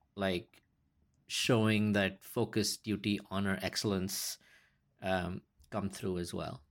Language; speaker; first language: English; early bilingual, other home language; Hindi